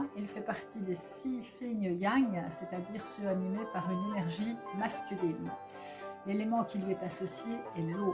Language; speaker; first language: French; native; French